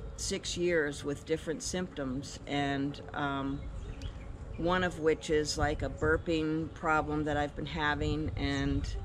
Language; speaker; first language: English; native; English